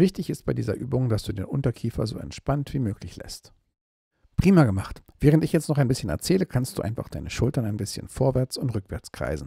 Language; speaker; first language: German; native; German